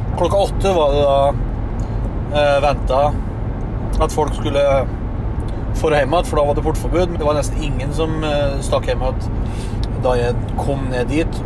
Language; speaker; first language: Norwegian; native; Norwegian